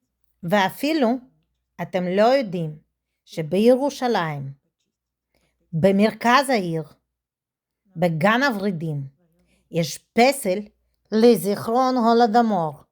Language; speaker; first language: Hebrew; non-native, fluent; Russian